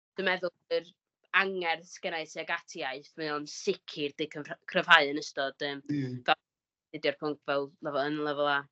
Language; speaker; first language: Welsh; native; Welsh